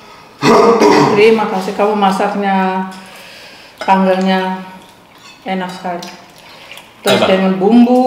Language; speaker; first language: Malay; non-native, local second language; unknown